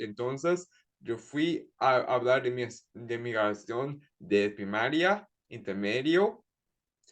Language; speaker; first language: Spanish; early bilingual, heritage; Spanish